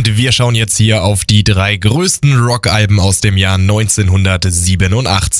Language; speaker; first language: German; native; German